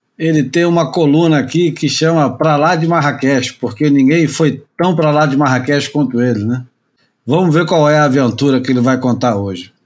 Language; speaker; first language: Portuguese; native; Portuguese